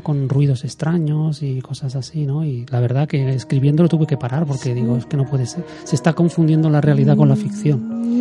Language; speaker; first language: Spanish; native; Spanish